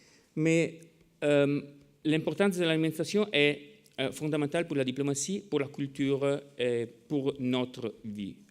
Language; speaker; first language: French; non-native, fluent; Italian